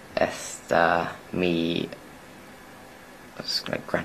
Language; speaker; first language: Spanish; non-native, learner; English